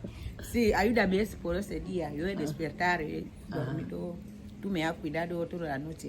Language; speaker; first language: Spanish; non-native, learner; Filipino